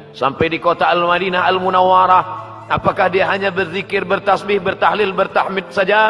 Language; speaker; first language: Malay; native; Malay